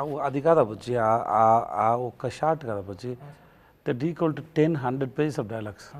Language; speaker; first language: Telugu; non-native, learner; Tamil